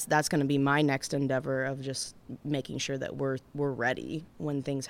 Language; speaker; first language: English; native; English